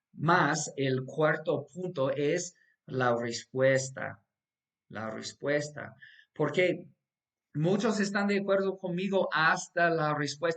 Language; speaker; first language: Spanish; non-native, fluent; English